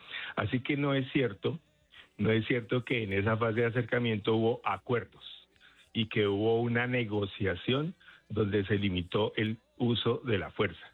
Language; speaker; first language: Spanish; native; Spanish